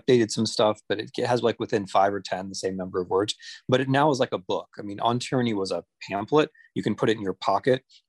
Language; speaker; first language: English; native; English